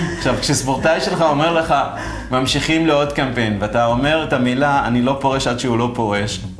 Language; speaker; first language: Hebrew; non-native, local second language; Arabic